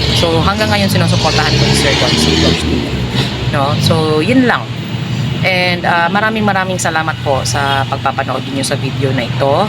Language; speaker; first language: Filipino; non-native, local second language; Cebuano